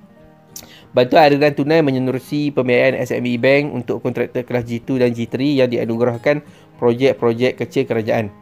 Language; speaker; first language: Malay; native; Malay